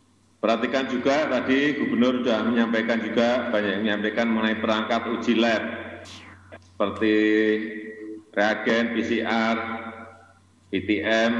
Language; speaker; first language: Indonesian; non-native, local second language; Javanese